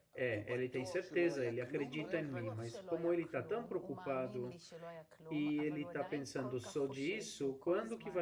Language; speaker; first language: Portuguese; non-native, fluent; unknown